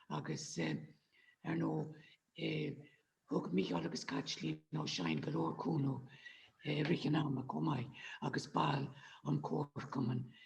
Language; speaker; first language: Irish; native; Irish